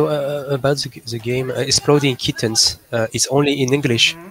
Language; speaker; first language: English; non-native, learner; French